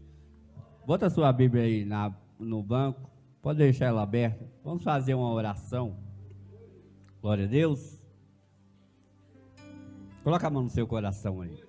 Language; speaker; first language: Portuguese; native; Portuguese